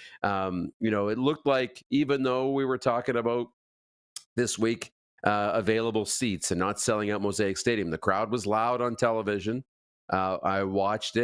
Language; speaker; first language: English; native; English